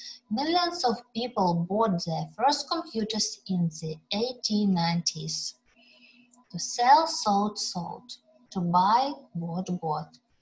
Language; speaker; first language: English; non-native, fluent; Ukrainian